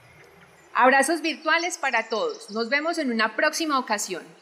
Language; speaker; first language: Spanish; native; Spanish